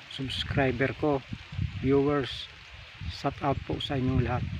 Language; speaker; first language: Filipino; non-native, local second language; Bikol